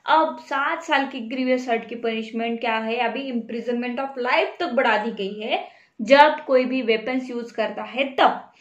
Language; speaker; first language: Hindi; non-native, local second language; Marathi